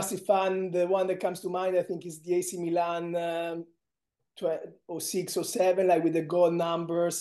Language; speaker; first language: English; non-native, fluent; Italian